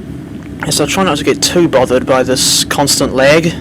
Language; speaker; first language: English; native; English